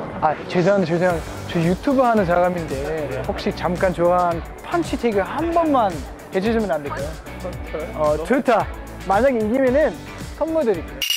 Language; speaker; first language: Korean; non-native, fluent; German